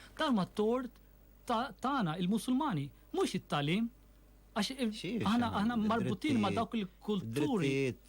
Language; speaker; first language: Maltese; non-native, fluent; Urdu